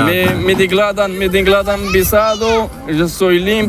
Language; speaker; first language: Spanish; non-native, learner; Arabic